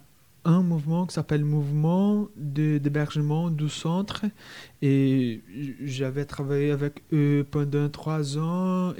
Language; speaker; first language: French; non-native, fluent; Portuguese